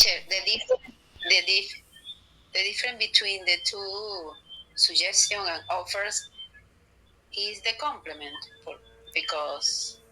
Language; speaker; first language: English; non-native, learner; Spanish